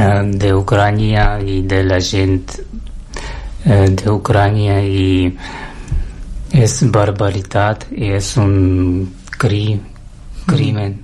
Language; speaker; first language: Catalan; non-native, learner; Russian